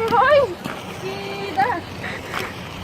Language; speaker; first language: Russian; non-native, learner; English